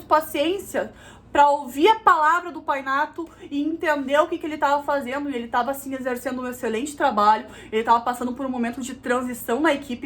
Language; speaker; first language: Portuguese; native; Portuguese